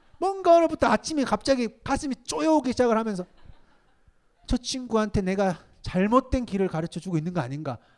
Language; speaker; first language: Korean; native; Korean